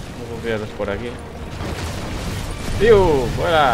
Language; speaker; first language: Spanish; native; Spanish